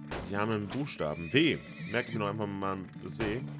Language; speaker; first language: German; native; German